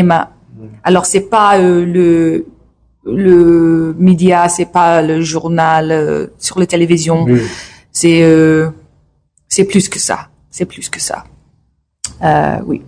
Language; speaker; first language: French; non-native, learner; English